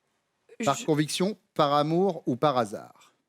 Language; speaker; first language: French; native; French